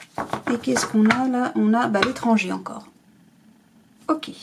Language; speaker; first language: French; native; French